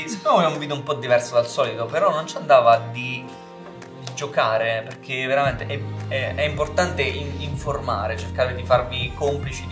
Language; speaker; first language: Italian; native; Italian